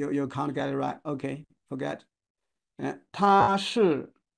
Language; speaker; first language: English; non-native, learner; Chinese